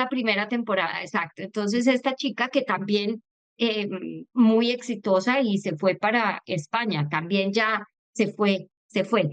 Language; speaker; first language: Spanish; native; Spanish